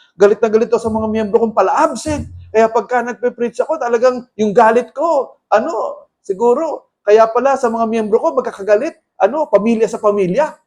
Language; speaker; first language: Filipino; native; Filipino